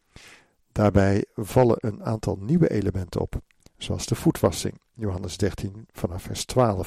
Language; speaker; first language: Dutch; native; Dutch